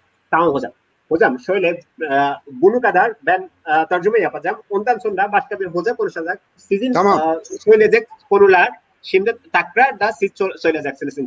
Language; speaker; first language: Turkish; non-native, learner; Bangla